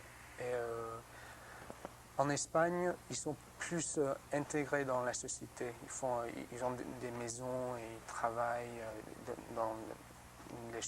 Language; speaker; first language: French; non-native, learner; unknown